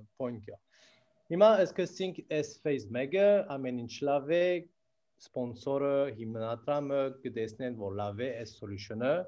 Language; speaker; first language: Armenian; early bilingual, heritage; Armenian